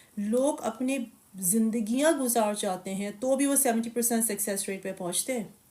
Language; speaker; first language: Urdu; native; Urdu